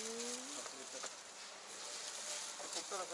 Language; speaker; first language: Japanese; native; Japanese